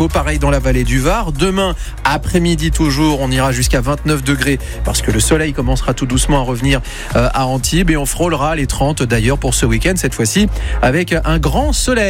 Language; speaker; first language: French; native; French